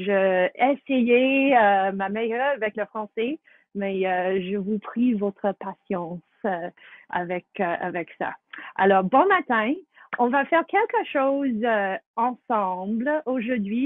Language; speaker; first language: French; non-native, fluent; English